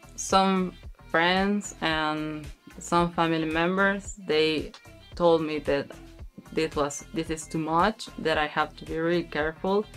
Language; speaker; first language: English; non-native, learner; Spanish